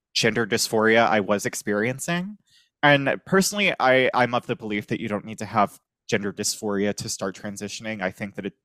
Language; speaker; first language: English; native; English